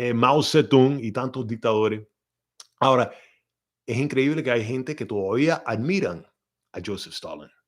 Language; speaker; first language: Spanish; early bilingual, heritage; Spanish